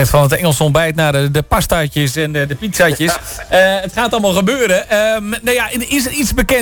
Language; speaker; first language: Dutch; native; Dutch